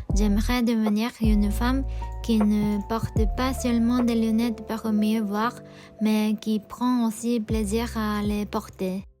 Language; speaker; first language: French; non-native, fluent; Japanese